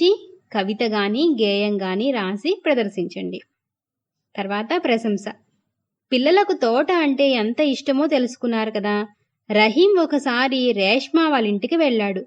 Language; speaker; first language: Telugu; native; Telugu